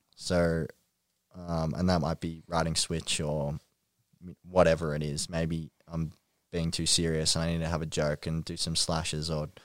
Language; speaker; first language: English; native; English